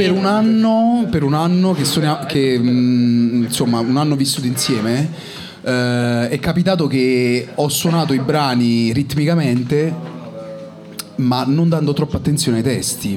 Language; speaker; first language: Italian; native; Italian